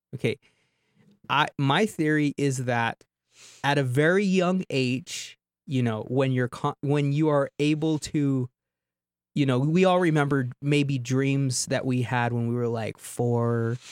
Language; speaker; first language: English; native; English